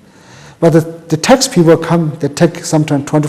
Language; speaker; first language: English; non-native, local second language; Tibetan